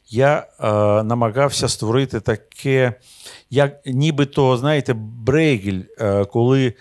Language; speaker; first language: Ukrainian; non-native, local second language; Russian